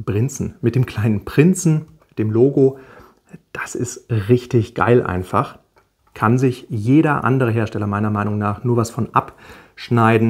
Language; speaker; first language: German; native; German